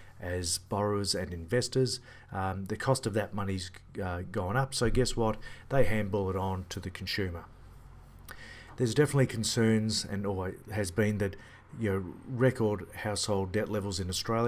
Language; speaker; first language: English; native; English